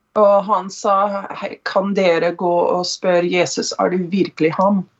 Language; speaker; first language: Norwegian; non-native, fluent; English